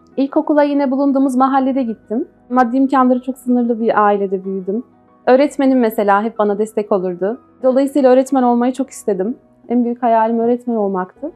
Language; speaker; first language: Turkish; native; Turkish